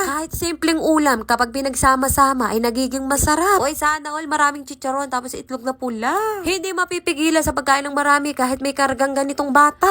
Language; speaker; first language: Filipino; native; Filipino